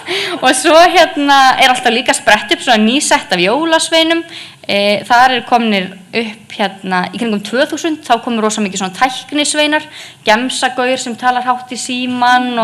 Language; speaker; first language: Icelandic; native; Icelandic